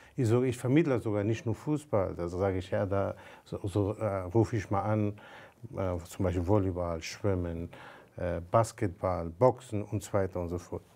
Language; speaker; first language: German; non-native, fluent; Persian